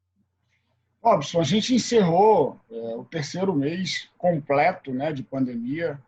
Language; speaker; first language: Portuguese; native; Portuguese